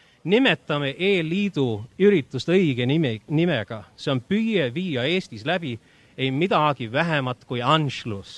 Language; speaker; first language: Estonian; early bilingual, heritage; Estonian